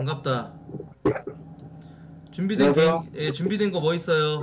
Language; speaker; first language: Korean; native; Korean